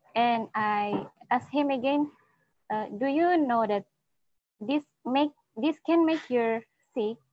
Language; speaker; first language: English; non-native, learner; Indonesian